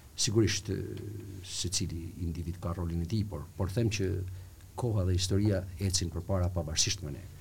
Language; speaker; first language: Albanian; native; Albanian